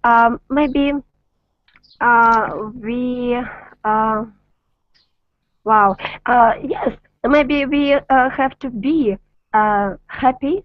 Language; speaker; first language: English; non-native, learner; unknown